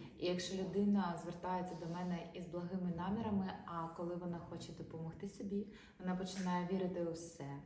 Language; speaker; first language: Ukrainian; non-native, local second language; Russian